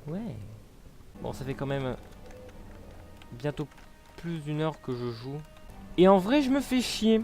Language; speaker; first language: French; native; French